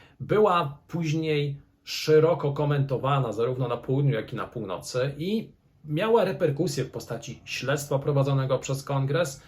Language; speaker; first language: Polish; native; Polish